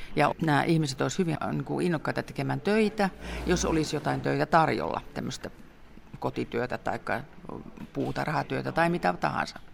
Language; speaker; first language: Finnish; native; Finnish